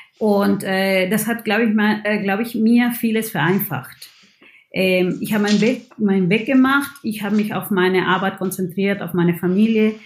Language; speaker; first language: German; non-native, fluent; Spanish